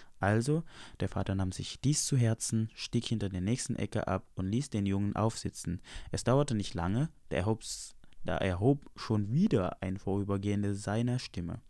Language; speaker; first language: German; non-native, fluent; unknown